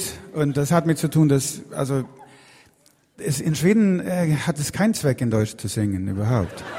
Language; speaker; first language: German; non-native, fluent; Swedish